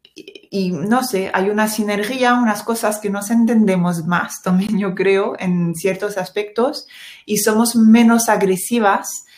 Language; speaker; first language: Spanish; non-native, fluent; French